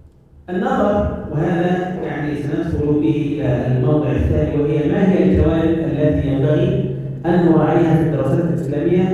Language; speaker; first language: Arabic; native; Arabic